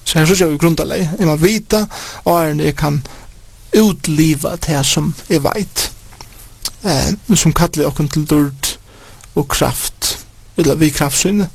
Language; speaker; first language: Norwegian; non-native, learner; Faroese